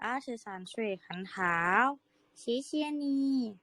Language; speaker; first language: Chinese; non-native, learner; Indonesian